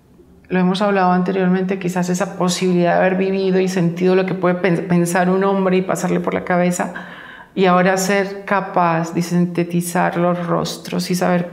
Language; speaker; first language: Spanish; native; Spanish